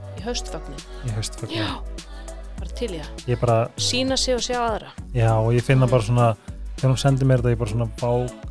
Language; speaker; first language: Icelandic; native; Icelandic